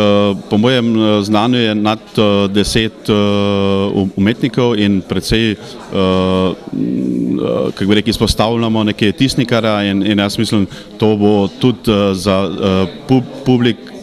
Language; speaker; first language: Slovenian; early bilingual, heritage; Slovenian